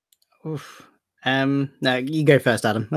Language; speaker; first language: English; native; English